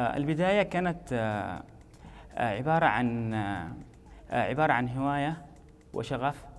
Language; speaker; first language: Arabic; native; Arabic